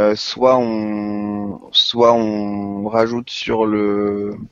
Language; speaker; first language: French; native; French